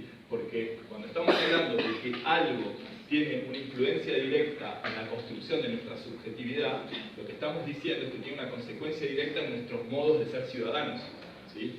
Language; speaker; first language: Spanish; native; Spanish